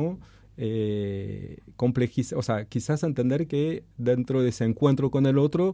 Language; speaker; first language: Spanish; non-native, fluent; French